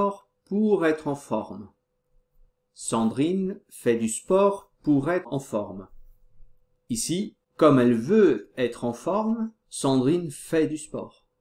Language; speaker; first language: French; non-native, fluent; Portuguese